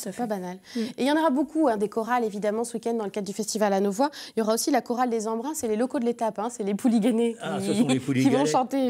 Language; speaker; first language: French; native; French